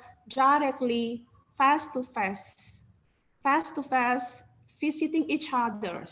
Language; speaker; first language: English; non-native, learner; Indonesian